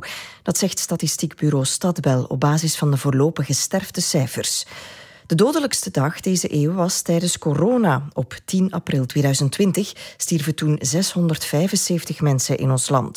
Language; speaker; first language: Dutch; native; Dutch